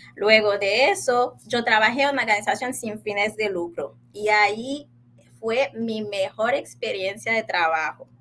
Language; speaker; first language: Spanish; non-native, fluent; Haitian Creole